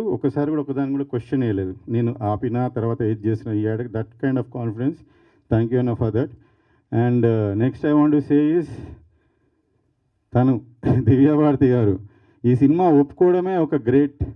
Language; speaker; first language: Telugu; native; Telugu